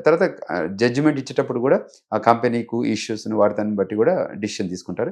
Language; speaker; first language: Telugu; native; Telugu